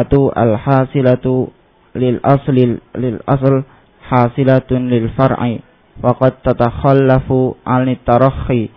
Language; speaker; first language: Arabic; non-native, learner; Indonesian